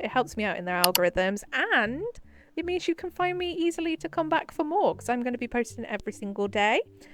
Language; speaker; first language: English; native; English